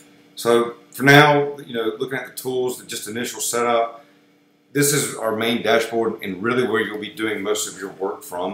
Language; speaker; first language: English; native; English